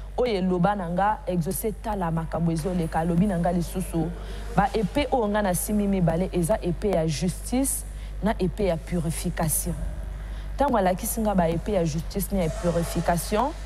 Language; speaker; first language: Lingala; native; Lingala